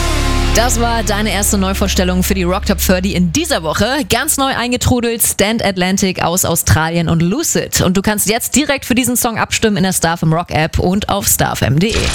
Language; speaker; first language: German; native; German